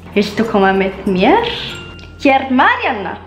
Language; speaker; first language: Icelandic; non-native, learner; Italian